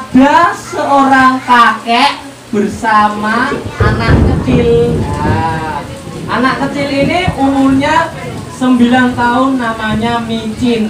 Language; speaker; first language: Indonesian; native; Indonesian